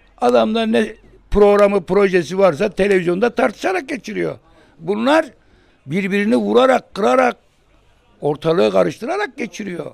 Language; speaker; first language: Turkish; native; Turkish